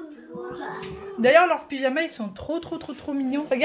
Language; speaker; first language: French; native; French